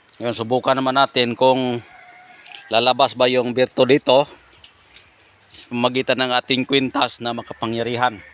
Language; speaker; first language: Filipino; non-native, local second language; Cebuano